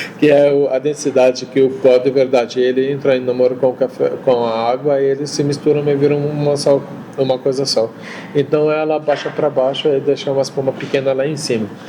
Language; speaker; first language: Portuguese; non-native, fluent; Arabic